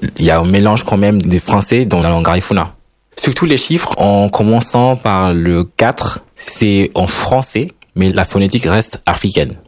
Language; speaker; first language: French; non-native, fluent; Spanish